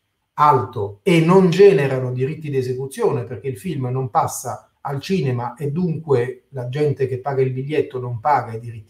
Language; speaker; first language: Italian; native; Italian